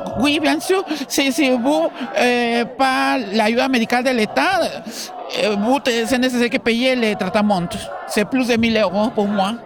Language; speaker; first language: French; non-native, learner; Spanish